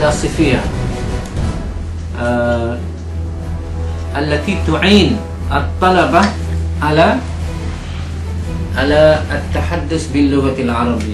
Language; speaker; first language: Arabic; non-native, fluent; Malay